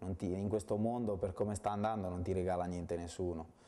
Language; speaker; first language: Italian; native; Italian